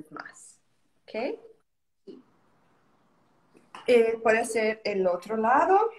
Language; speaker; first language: Spanish; non-native, learner; Portuguese